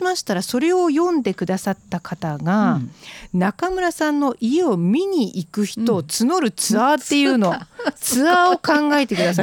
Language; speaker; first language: Japanese; native; Japanese